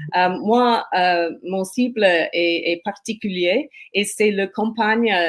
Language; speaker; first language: French; non-native, fluent; English